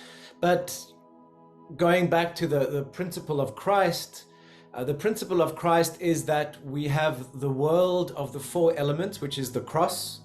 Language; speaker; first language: English; native; English